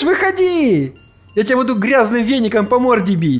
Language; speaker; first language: Russian; native; Russian